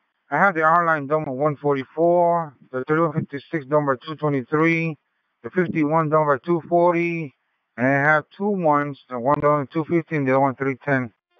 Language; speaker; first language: English; early bilingual, other home language; Spanish